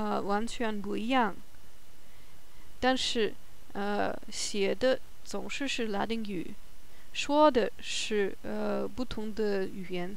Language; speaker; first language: Chinese; non-native, learner; German